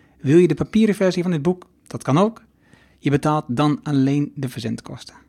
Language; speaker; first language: Dutch; native; Dutch